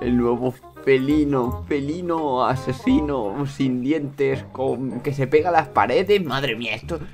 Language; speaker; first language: Spanish; native; Spanish